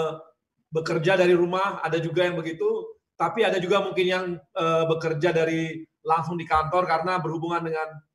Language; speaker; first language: Indonesian; native; Indonesian